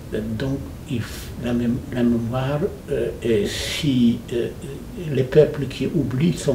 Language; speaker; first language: French; non-native, fluent; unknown